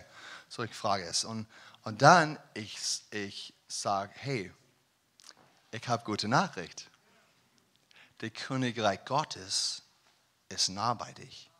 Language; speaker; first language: German; non-native, learner; English